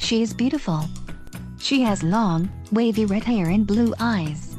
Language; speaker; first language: English; non-native, learner; Spanish